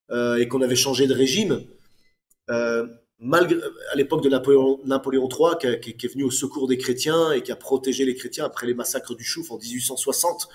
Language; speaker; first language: French; native; French